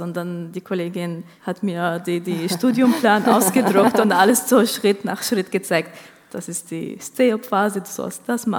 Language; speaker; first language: German; non-native, fluent; Arabic